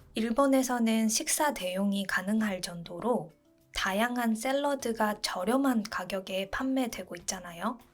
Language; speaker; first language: Korean; non-native, fluent; Japanese